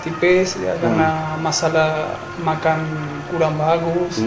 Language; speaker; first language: Indonesian; non-native, learner; Spanish